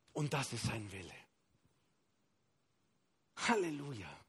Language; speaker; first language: German; non-native, fluent; Spanish